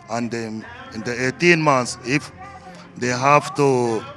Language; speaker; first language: English; non-native, learner; Arabic